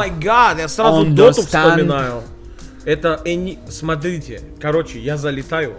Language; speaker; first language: Russian; native; Russian